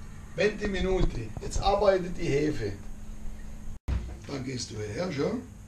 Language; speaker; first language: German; non-native, fluent; Italian